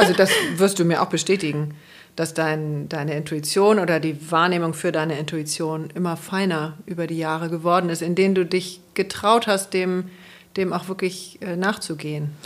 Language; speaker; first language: German; native; German